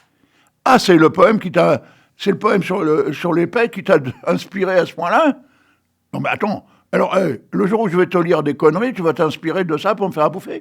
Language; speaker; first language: French; native; French